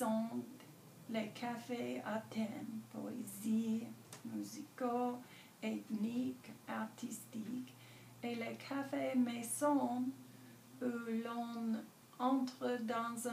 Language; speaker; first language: French; non-native, learner; English